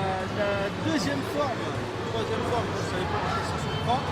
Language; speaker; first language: French; native; French